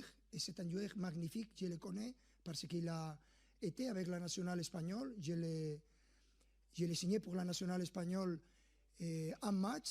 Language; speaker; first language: French; non-native, fluent; Spanish